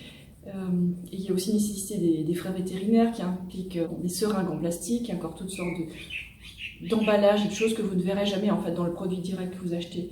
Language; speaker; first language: French; native; French